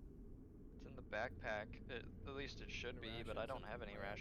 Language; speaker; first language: English; native; English